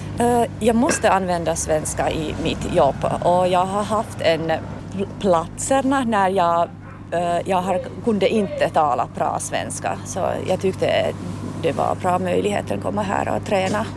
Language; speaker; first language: Swedish; non-native, learner; Finnish